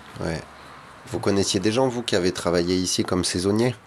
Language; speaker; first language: French; native; French